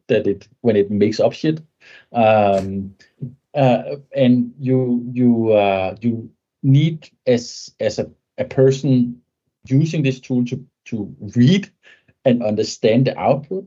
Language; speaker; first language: English; non-native, fluent; Danish